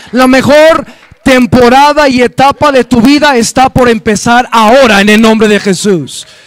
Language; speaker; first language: Spanish; early bilingual, other home language; English